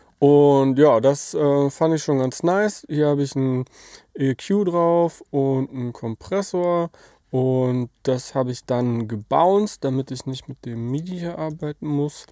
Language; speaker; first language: German; native; German